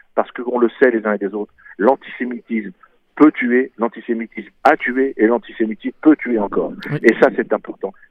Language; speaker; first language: French; native; French